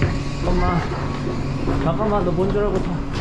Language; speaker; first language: Korean; native; Korean